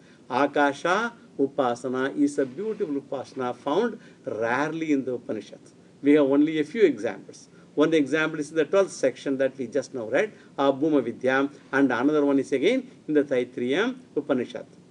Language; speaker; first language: English; non-native, local second language; Tamil